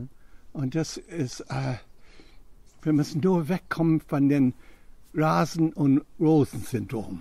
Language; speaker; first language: German; non-native, fluent; English